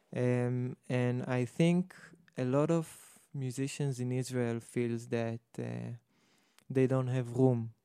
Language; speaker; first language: English; non-native, fluent; Hebrew